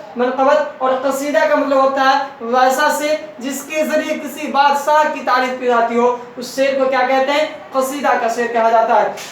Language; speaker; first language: Urdu; native; Urdu